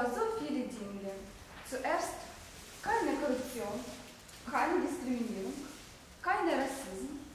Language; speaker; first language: German; non-native, learner; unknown